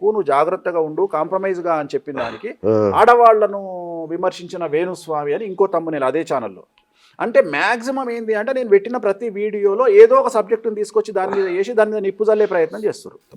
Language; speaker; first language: Telugu; native; Telugu